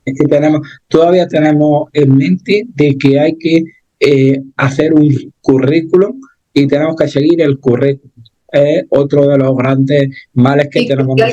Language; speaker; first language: Spanish; native; Spanish